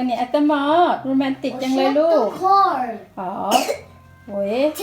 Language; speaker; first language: Swedish; non-native, learner; Thai